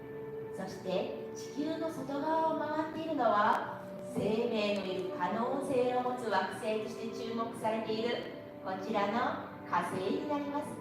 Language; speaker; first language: Japanese; native; Japanese